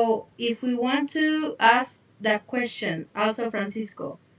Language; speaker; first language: English; non-native, fluent; Spanish